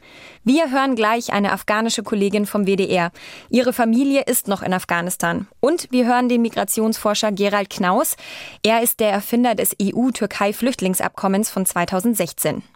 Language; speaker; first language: German; native; German